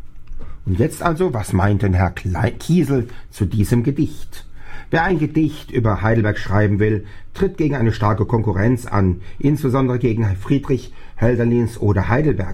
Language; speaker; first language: German; native; German